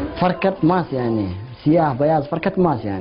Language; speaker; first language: Turkish; non-native, learner; Somali